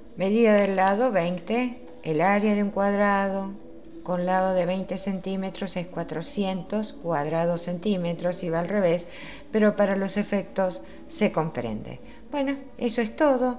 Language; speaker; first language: Spanish; native; Spanish